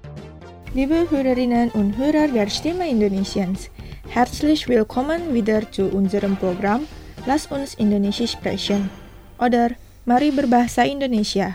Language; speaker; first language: German; non-native, fluent; Indonesian